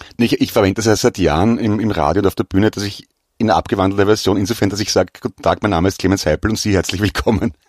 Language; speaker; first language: German; native; German